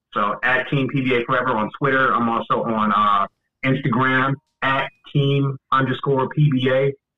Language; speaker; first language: English; native; English